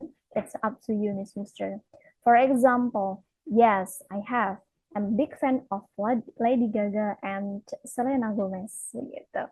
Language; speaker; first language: English; non-native, fluent; Indonesian